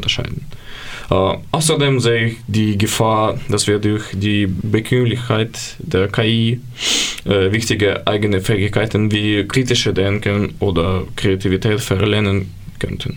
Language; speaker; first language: German; non-native, learner; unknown